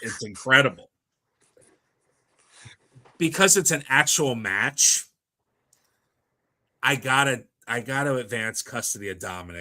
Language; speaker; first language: English; native; English